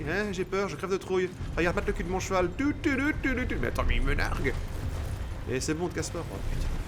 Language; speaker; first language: French; native; French